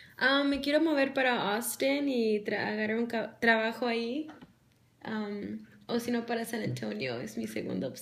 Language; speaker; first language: Spanish; early bilingual, heritage; Spanish